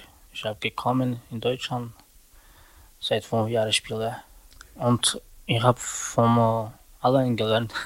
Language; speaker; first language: German; non-native, learner; Romany